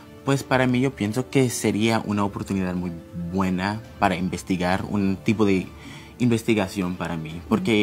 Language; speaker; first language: Spanish; non-native, fluent; English